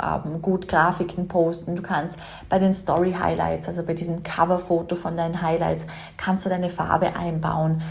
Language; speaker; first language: German; native; German